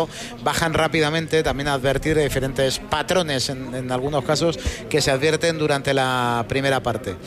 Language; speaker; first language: Spanish; native; Spanish